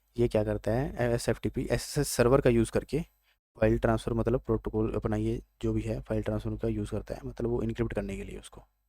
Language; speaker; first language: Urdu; native; Urdu